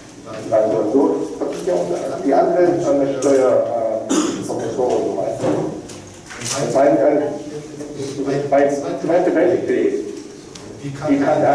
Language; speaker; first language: German; non-native, learner; Korean